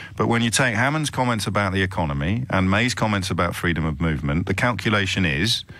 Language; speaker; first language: English; native; English